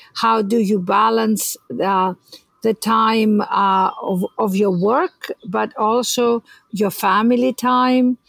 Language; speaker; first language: English; non-native, fluent; Greek